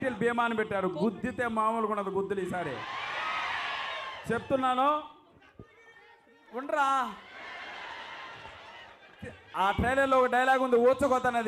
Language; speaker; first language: Telugu; native; Telugu